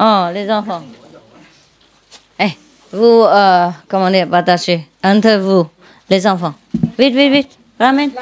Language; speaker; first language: French; non-native, learner; Vietnamese